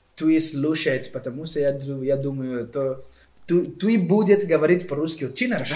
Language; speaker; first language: Russian; non-native, learner; Portuguese